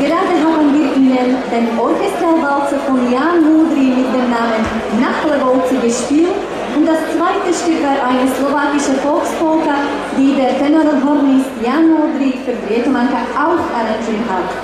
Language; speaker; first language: German; non-native, fluent; Slovak